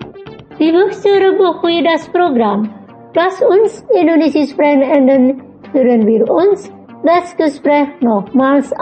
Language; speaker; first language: German; non-native, fluent; Indonesian